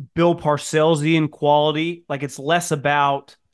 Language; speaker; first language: English; native; English